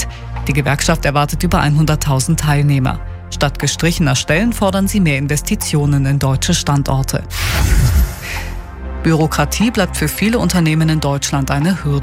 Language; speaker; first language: German; native; German